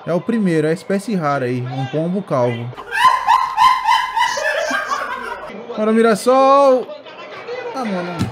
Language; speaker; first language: Portuguese; native; Portuguese